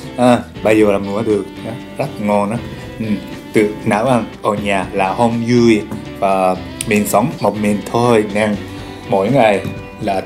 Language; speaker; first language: Vietnamese; non-native, learner; Japanese